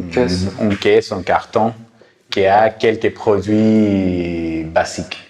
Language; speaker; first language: French; non-native, fluent; Spanish